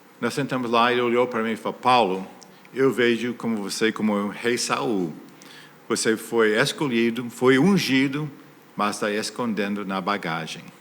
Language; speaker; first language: Portuguese; non-native, fluent; English